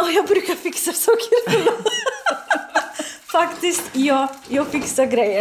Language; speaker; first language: Swedish; non-native, learner; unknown